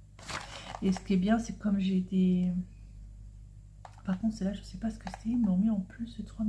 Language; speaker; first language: French; native; French